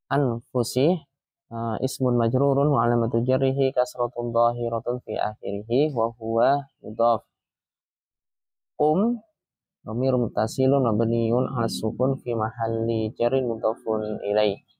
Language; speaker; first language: Arabic; non-native, fluent; Indonesian